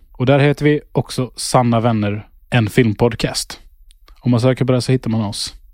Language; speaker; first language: Swedish; native; Swedish